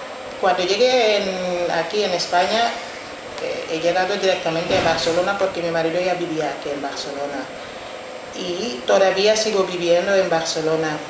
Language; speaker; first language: Spanish; non-native, fluent; Wolof